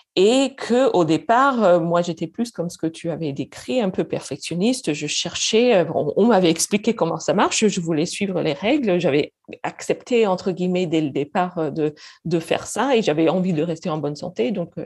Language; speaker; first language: French; non-native, fluent; English